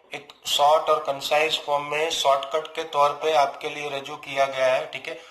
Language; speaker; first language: Hindi; non-native, local second language; Gujarati